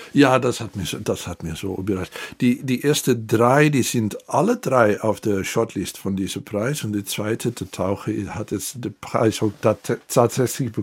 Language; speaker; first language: German; non-native, fluent; Dutch